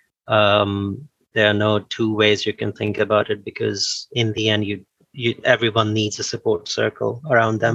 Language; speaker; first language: English; non-native, local second language; Urdu